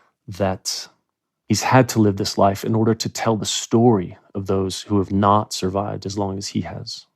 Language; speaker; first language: English; native; English